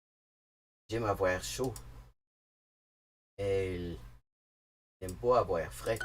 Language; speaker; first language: French; non-native, learner; English